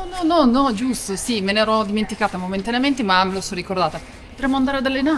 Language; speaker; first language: Italian; native; Italian